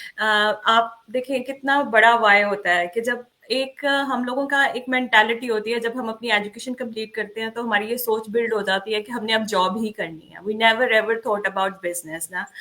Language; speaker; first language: Urdu; native; Urdu